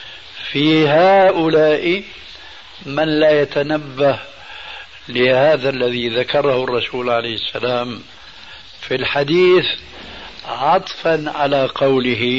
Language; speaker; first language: Arabic; early bilingual, other home language; Albanian